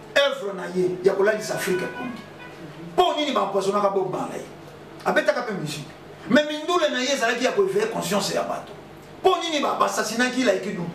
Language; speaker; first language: Lingala; non-native, local second language; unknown